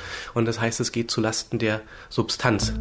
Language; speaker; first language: German; native; German